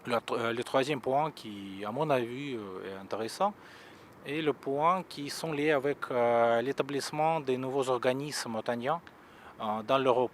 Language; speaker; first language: French; non-native, fluent; Russian